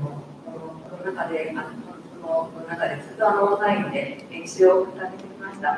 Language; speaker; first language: Japanese; native; Japanese